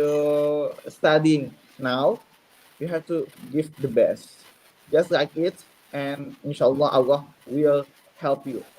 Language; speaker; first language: English; non-native, learner; Indonesian